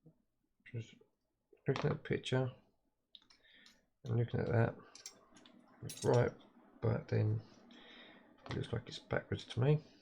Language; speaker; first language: English; native; English